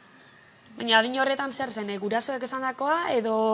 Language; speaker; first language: Basque; native; Basque